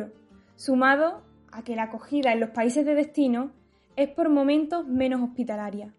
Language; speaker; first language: Spanish; native; Spanish